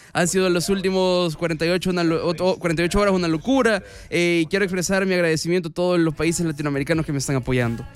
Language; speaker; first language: Spanish; native; Spanish